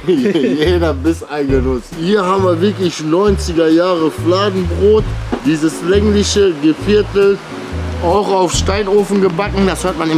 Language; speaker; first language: German; native; German